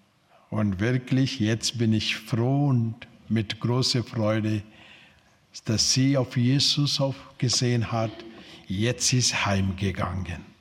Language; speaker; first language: German; non-native, learner; Telugu